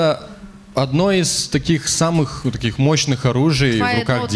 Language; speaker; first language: Russian; native; Russian